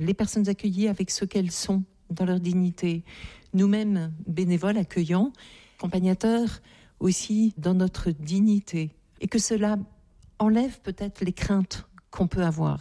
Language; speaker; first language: French; native; French